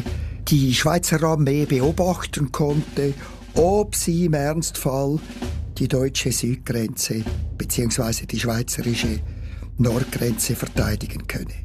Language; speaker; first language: German; native; German